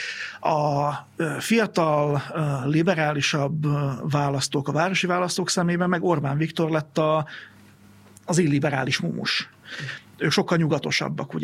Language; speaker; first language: Hungarian; native; Hungarian